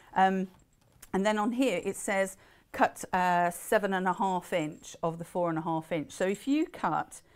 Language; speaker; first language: English; native; English